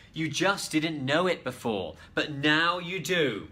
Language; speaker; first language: English; native; English